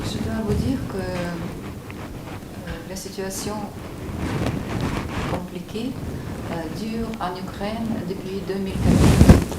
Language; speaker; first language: French; non-native, fluent; Ukrainian